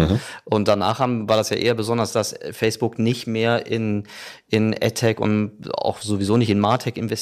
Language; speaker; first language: German; native; German